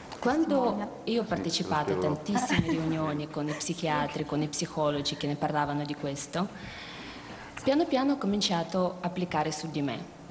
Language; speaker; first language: Italian; non-native, fluent; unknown